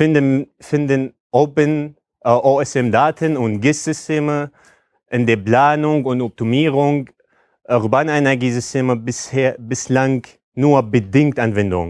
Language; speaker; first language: German; non-native, fluent; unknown